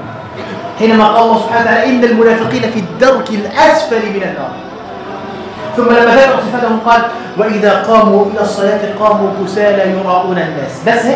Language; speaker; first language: Arabic; native; Arabic